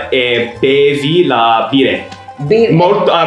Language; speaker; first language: Italian; non-native, learner; English